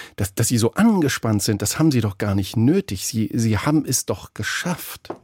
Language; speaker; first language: German; native; German